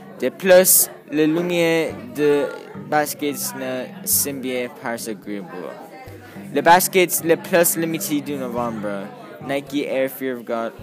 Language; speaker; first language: French; non-native, learner; English